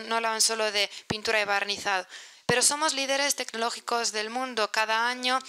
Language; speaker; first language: Spanish; non-native, fluent; Persian